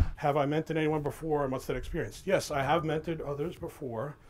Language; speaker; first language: English; native; English